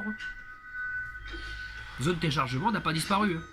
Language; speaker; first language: French; native; French